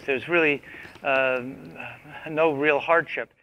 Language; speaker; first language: English; native; English